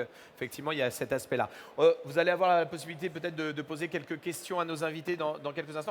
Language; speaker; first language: French; native; French